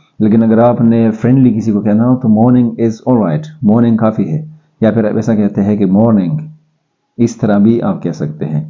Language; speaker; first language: Urdu; non-native, local second language; Pashto